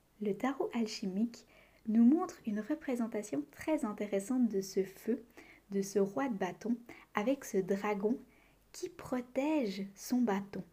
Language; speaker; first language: French; native; French